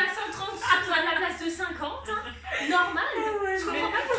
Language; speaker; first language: French; native; French